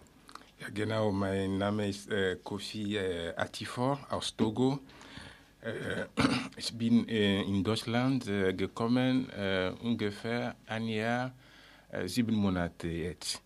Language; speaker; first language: German; non-native, learner; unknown